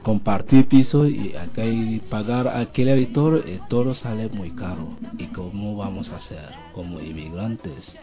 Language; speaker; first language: Spanish; non-native, learner; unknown